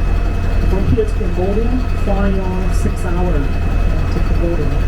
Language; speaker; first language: English; non-native, learner; Vietnamese